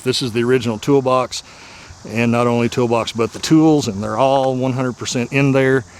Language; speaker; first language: English; native; English